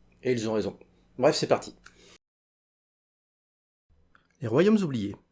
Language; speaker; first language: French; native; French